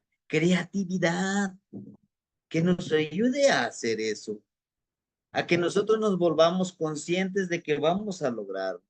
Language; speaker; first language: Spanish; native; Spanish